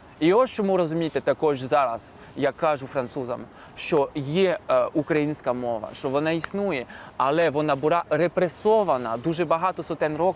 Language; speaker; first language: Ukrainian; non-native, fluent; French